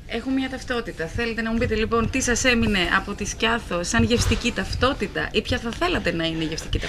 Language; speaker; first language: Greek; native; Greek